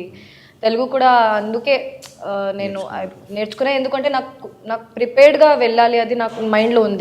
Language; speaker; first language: Telugu; non-native, learner; Hindi